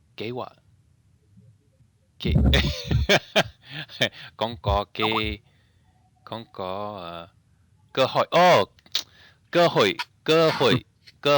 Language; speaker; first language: Vietnamese; non-native, learner; English